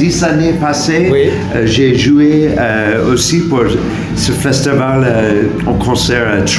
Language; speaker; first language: French; non-native, learner; English